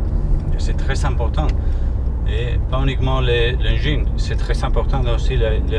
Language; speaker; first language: French; non-native, learner; Spanish